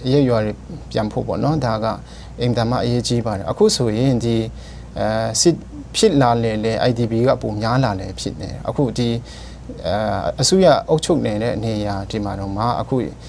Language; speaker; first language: Burmese; non-native, local second language; Kachin